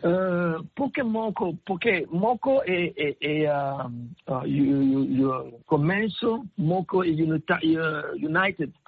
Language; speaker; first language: Portuguese; non-native, learner; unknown